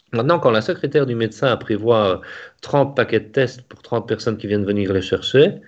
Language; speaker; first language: French; native; French